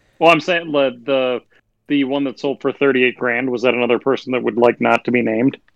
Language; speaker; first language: English; native; English